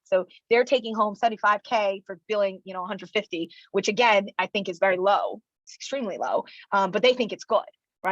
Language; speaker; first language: English; early bilingual, other home language; Chinese